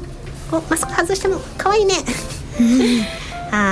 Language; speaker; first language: Japanese; native; Japanese